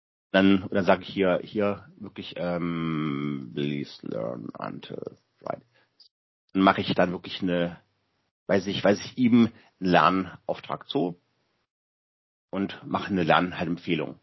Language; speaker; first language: German; native; German